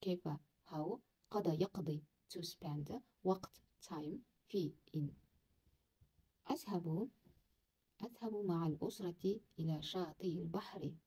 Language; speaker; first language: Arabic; non-native, learner; Kazakh